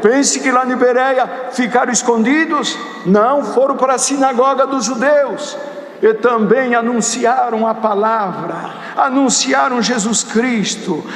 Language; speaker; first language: Portuguese; native; Portuguese